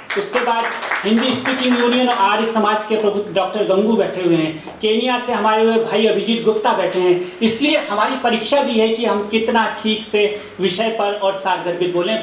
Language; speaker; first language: Hindi; native; Hindi